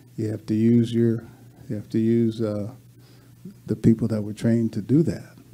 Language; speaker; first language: English; native; English